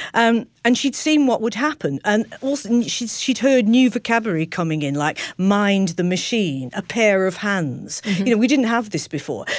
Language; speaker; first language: English; native; English